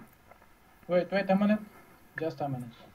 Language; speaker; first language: English; non-native, learner; Uzbek